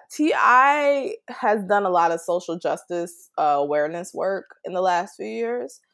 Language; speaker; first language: English; native; English